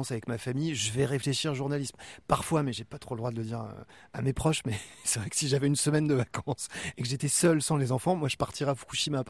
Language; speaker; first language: French; native; French